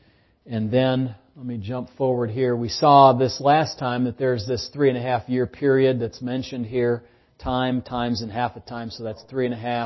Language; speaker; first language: English; native; English